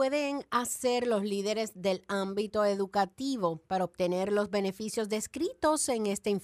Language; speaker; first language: Spanish; native; Spanish